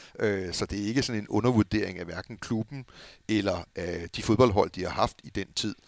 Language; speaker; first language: Danish; native; Danish